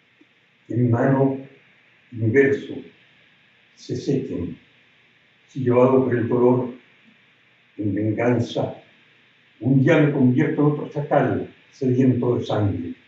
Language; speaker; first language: Spanish; native; Spanish